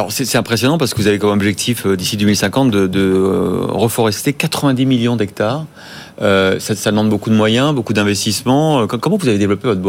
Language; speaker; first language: French; native; French